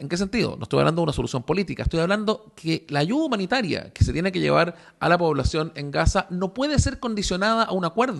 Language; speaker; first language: Spanish; native; Spanish